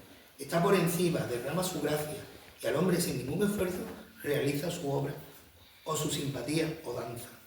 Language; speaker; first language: Spanish; native; Spanish